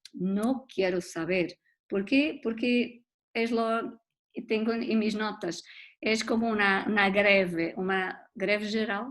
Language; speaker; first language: Spanish; non-native, learner; Portuguese